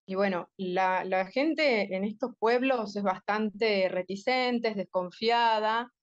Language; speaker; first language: Spanish; native; Spanish